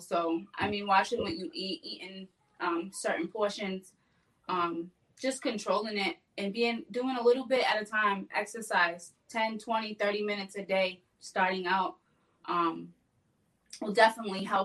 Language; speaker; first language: English; native; English